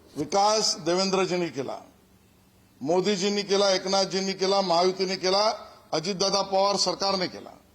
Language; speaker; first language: Marathi; native; Marathi